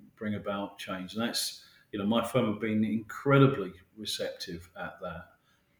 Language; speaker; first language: English; native; English